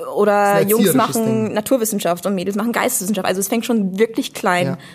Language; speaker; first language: German; non-native, fluent; English